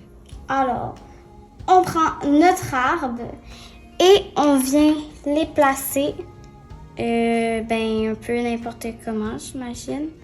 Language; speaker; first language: French; native; French